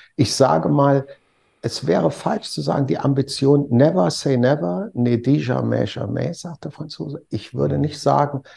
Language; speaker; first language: German; native; German